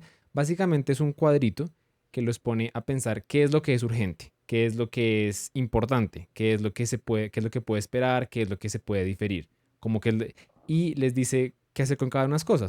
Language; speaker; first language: Spanish; native; Spanish